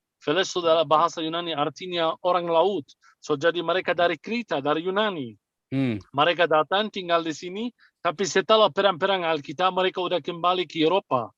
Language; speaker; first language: Indonesian; non-native, fluent; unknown